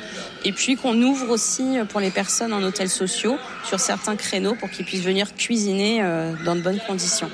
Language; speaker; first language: French; native; French